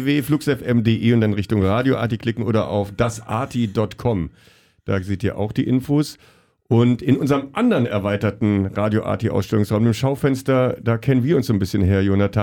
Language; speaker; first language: German; native; German